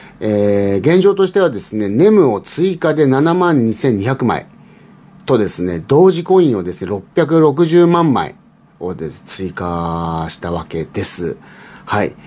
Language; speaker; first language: Japanese; native; Japanese